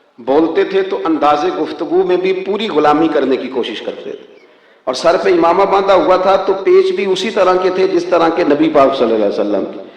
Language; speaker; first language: Urdu; non-native, local second language; Punjabi